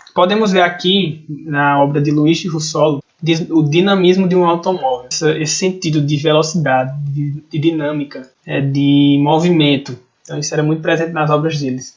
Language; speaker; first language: Portuguese; native; Portuguese